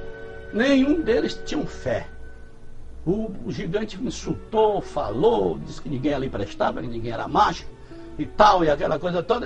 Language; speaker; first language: Portuguese; native; Portuguese